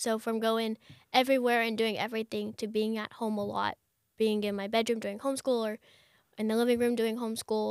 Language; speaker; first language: English; native; English